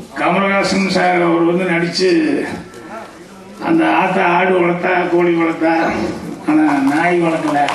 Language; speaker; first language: Tamil; native; Tamil